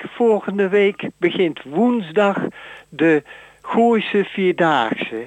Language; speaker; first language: Dutch; native; Dutch